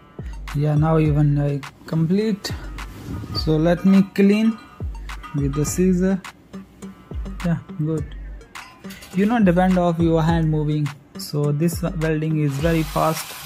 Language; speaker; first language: English; non-native, learner; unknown